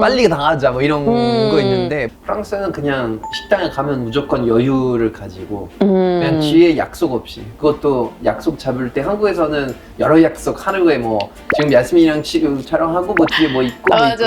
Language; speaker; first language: Korean; non-native, fluent; French